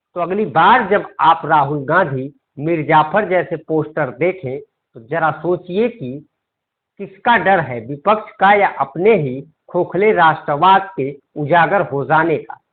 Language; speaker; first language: Hindi; native; Hindi